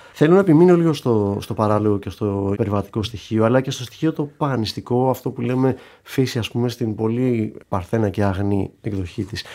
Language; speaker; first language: Greek; native; Greek